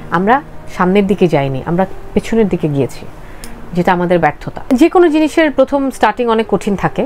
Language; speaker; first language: Bangla; native; Bangla